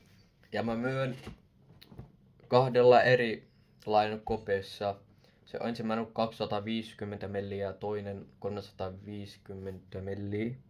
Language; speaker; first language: Finnish; non-native, learner; Arabic